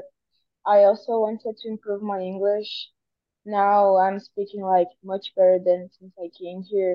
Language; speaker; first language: English; non-native, fluent; Portuguese